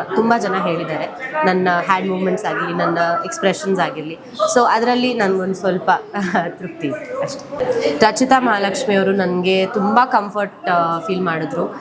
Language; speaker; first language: Kannada; native; Kannada